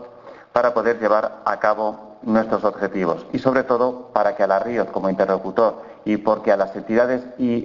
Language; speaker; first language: Spanish; native; Spanish